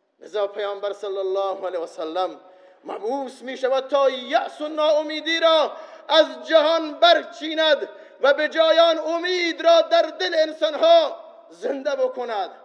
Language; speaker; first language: Persian; non-native, local second language; Baluchi